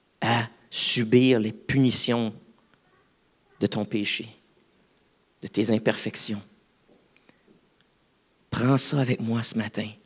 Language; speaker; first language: French; native; French